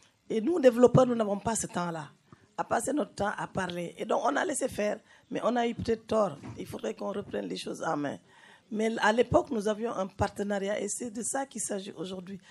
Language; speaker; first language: French; non-native, local second language; Wolof